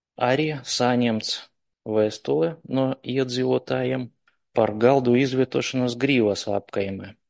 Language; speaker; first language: Latvian; non-native, local second language; Russian